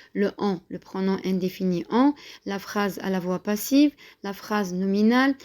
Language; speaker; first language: French; non-native, local second language; Arabic